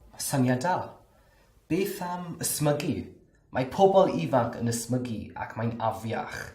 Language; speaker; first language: Welsh; non-native, learner; English